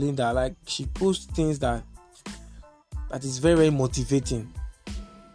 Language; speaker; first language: English; non-native, local second language; Igbo